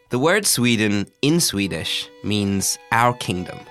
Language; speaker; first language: English; native; English